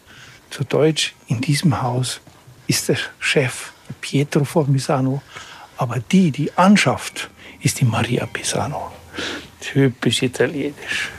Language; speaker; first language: German; native; German